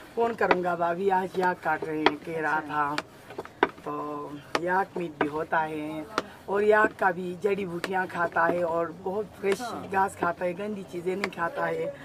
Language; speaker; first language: Urdu; non-native, local second language; Burmese